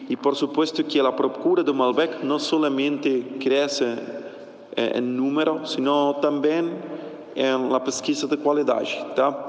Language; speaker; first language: Portuguese; non-native, fluent; Spanish